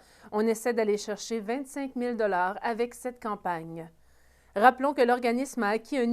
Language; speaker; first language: French; native; French